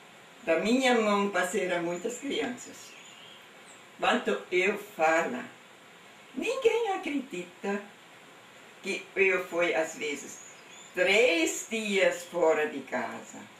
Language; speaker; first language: Portuguese; non-native, local second language; German